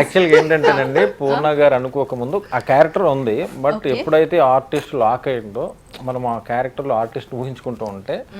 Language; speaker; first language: Telugu; native; Telugu